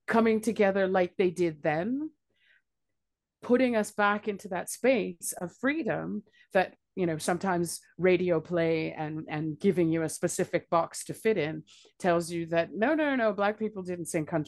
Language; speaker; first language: English; native; English